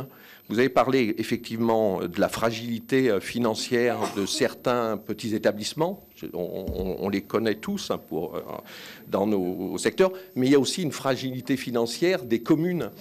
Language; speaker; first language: French; native; French